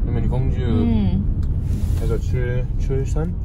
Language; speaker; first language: Korean; non-native, learner; English